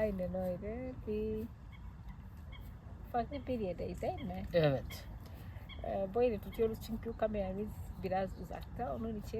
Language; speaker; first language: Turkish; non-native, fluent; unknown